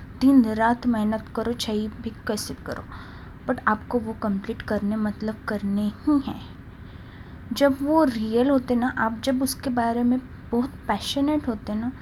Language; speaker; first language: Hindi; non-native, local second language; Marathi